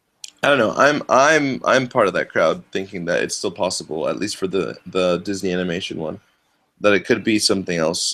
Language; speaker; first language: English; native; English